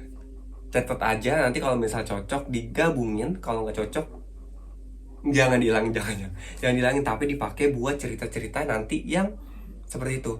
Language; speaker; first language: Indonesian; native; Indonesian